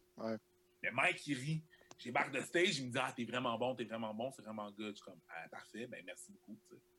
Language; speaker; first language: French; early bilingual, other home language; Haitian Creole